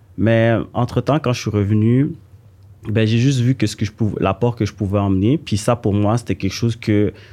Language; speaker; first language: French; native; French